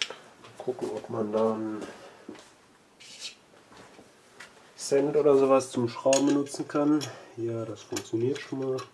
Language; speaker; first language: German; native; German